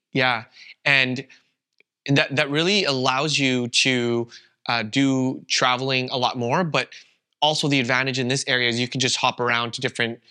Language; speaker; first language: English; non-native, fluent; Vietnamese